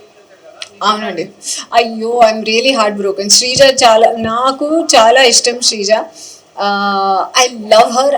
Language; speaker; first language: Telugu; non-native, learner; Hindi